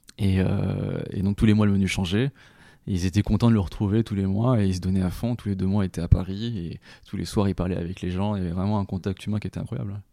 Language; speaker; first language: French; native; French